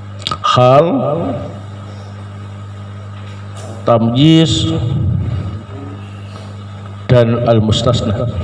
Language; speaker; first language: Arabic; non-native, fluent; Indonesian